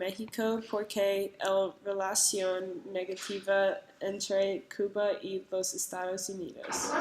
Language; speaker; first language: Spanish; non-native, learner; English